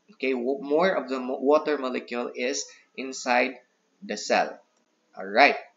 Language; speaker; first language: English; non-native, local second language; Cebuano